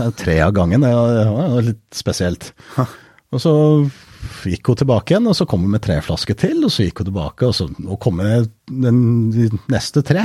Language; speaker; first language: Norwegian; early bilingual, heritage; Norwegian